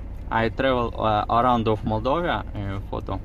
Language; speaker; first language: English; non-native, learner; Romanian